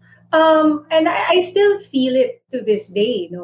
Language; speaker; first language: English; non-native, local second language; Iloko